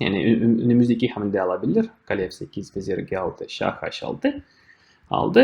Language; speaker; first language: Turkish; non-native, fluent; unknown